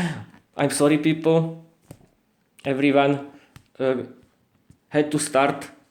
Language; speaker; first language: English; non-native, learner; Slovak